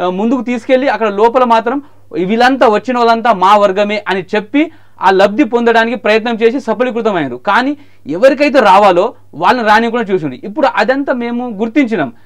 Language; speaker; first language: Telugu; non-native, local second language; Marathi